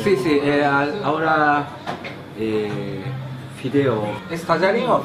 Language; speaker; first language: Spanish; non-native, learner; Japanese